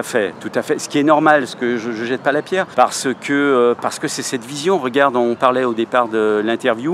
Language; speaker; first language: French; native; French